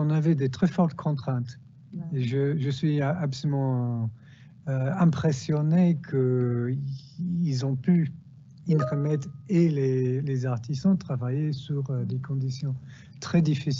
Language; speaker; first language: French; non-native, fluent; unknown